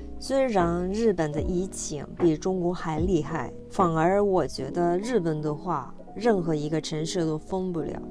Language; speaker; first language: Chinese; non-native, fluent; Japanese